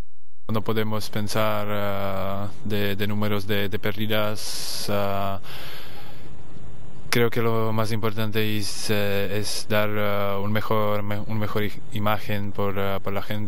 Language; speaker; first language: Spanish; non-native, learner; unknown